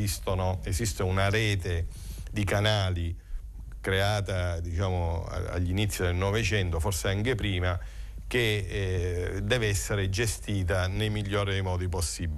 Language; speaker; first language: Italian; native; Italian